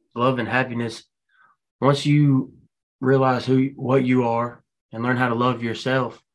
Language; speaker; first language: English; native; English